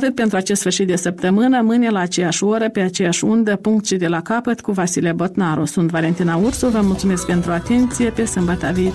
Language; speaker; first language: Romanian; native; Romanian